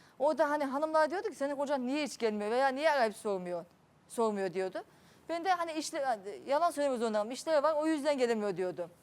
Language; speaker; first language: Turkish; native; Turkish